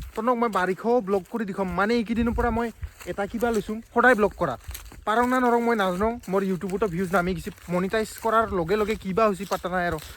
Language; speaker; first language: Assamese; non-native, local second language; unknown